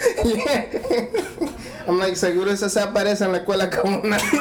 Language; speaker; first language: Spanish; early bilingual, heritage; Spanish